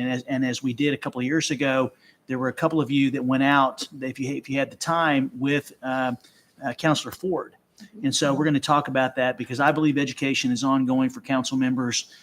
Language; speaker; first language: English; native; English